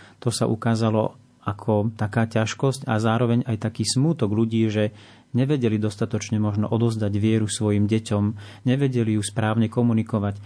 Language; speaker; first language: Slovak; native; Slovak